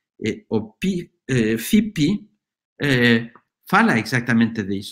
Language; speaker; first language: Portuguese; non-native, fluent; Spanish